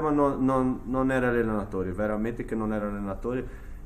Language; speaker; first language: Italian; non-native, fluent; Portuguese